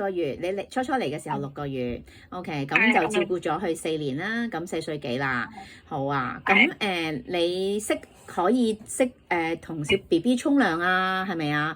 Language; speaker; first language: Cantonese; native; Cantonese